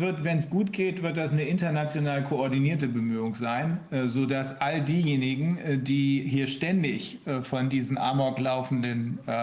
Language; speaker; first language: German; native; German